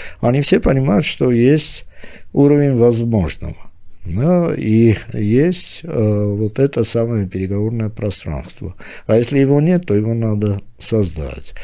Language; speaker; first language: Russian; non-native, local second language; Armenian